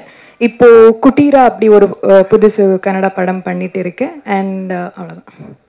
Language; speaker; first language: Tamil; non-native, learner; Kannada